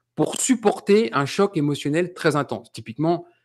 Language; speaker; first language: French; native; French